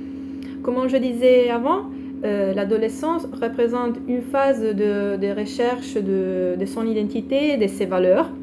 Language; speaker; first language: French; non-native, fluent; Italian